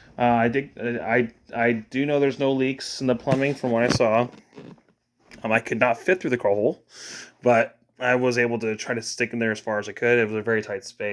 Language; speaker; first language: English; native; English